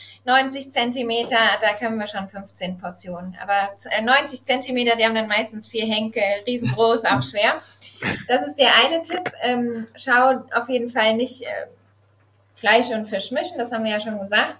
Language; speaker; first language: German; native; German